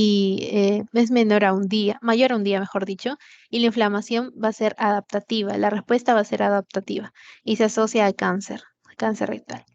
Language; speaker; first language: Spanish; native; Spanish